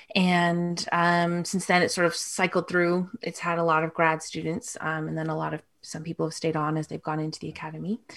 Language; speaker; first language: English; native; English